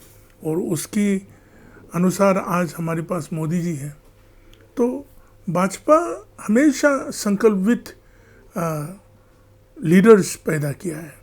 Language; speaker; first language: Hindi; non-native, local second language; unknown